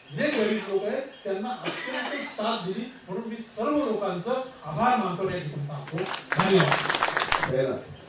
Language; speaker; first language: Marathi; native; Marathi